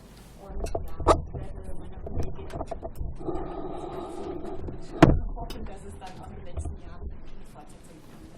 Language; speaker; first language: German; native; German